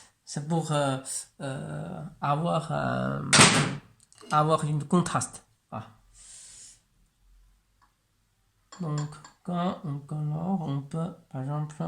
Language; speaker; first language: French; non-native, learner; Chinese